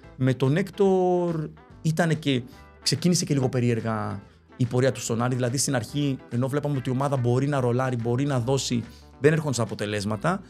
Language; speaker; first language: Greek; early bilingual, other home language; Spanish